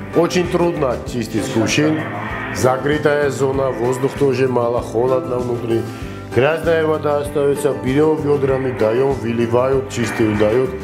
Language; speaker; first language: Russian; non-native, fluent; Georgian